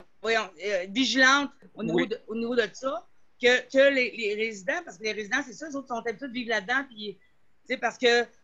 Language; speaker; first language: French; native; French